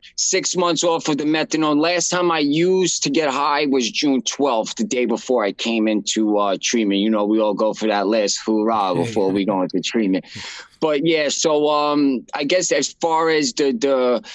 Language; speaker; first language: English; native; English